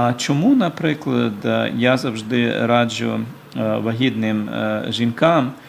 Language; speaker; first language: Ukrainian; native; Ukrainian